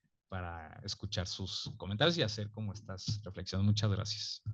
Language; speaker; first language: Spanish; native; Spanish